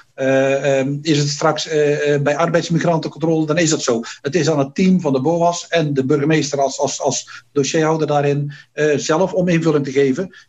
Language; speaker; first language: Dutch; native; Dutch